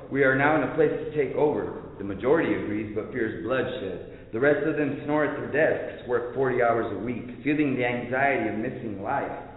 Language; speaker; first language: English; early bilingual, other home language; Spanish